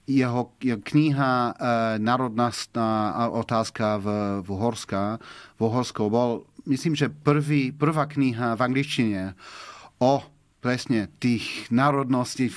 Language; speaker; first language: Slovak; non-native, fluent; English